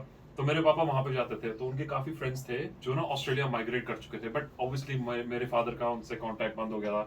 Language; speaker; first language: Hindi; native; Hindi